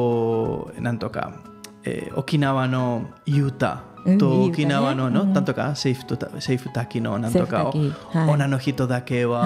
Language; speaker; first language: Japanese; non-native, learner; Catalan